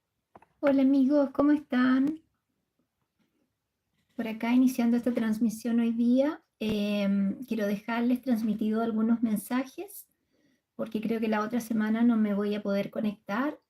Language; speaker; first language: Spanish; native; Spanish